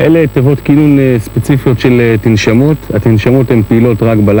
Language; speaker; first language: Hebrew; native; Hebrew